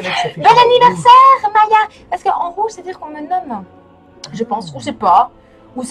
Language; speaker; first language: French; native; French